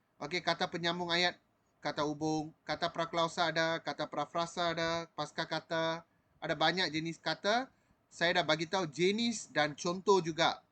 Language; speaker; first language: Malay; non-native, local second language; Tamil